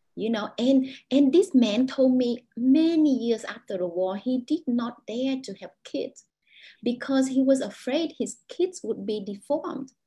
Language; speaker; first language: English; non-native, fluent; Vietnamese